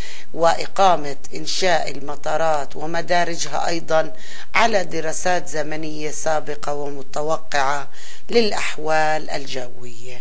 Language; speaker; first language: Arabic; native; Arabic